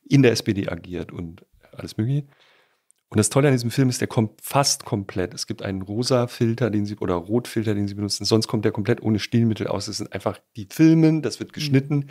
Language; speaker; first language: German; native; German